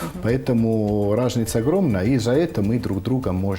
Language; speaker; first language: Russian; non-native, fluent; Italian